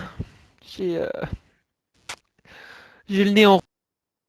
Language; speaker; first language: French; native; French